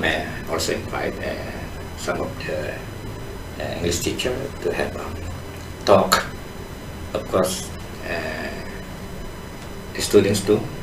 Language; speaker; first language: English; non-native, fluent; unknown